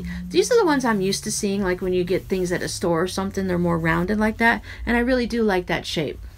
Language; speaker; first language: English; native; English